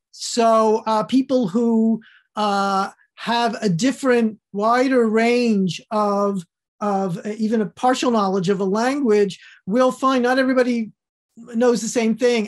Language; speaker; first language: English; native; English